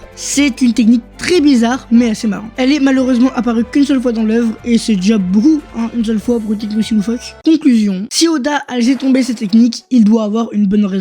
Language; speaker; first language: French; native; French